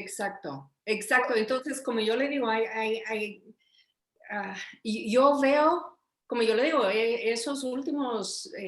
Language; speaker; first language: Spanish; early bilingual, heritage; Spanish